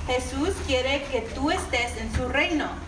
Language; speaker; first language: Spanish; early bilingual, heritage; Spanish